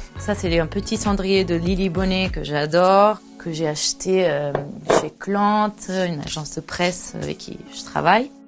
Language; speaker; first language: French; non-native, fluent; Portuguese